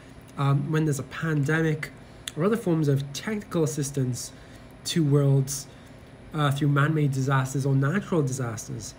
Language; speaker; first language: English; native; English